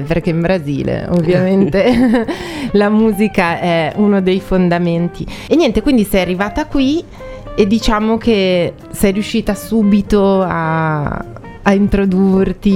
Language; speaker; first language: Italian; native; Italian